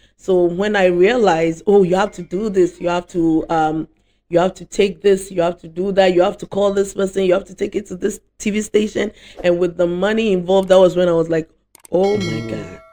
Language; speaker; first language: English; non-native, local second language; Akan